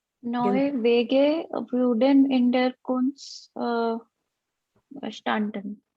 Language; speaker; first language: German; non-native, learner; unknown